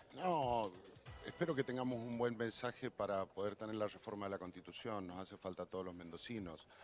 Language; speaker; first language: Spanish; native; Spanish